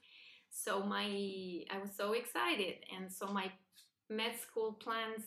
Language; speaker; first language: English; non-native, fluent; Spanish